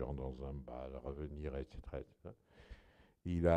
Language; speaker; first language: French; non-native, fluent; Portuguese